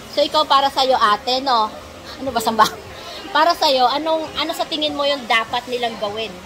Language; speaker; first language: Filipino; native; Filipino